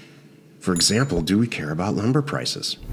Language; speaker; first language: English; native; English